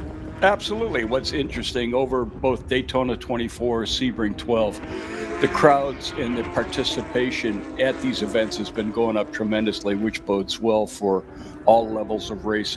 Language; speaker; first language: English; native; English